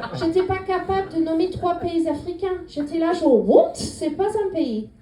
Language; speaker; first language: French; non-native, fluent; English